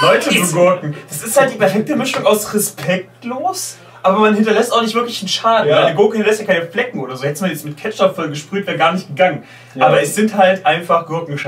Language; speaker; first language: German; native; German